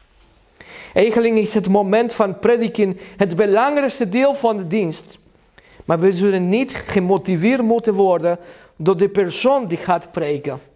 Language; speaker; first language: Dutch; non-native, learner; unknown